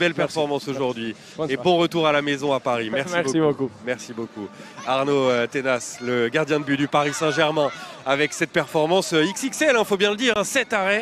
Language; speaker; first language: French; native; French